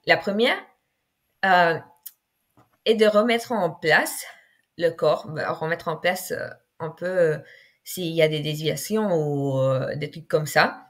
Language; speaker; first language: French; non-native, fluent; Spanish